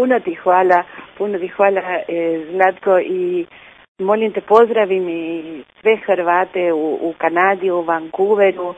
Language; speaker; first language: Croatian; early bilingual, heritage; Croatian